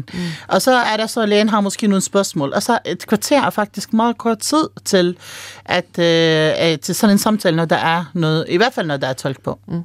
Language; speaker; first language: Danish; early bilingual, other home language; Arabic